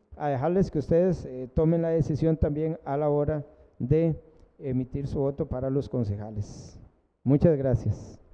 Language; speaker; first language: Spanish; native; Spanish